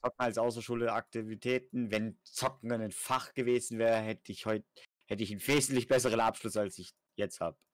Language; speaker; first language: German; native; German